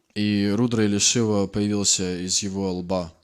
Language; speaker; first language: Russian; native; Russian